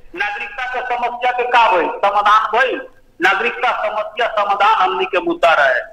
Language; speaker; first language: Bhojpuri; native; Bhojpuri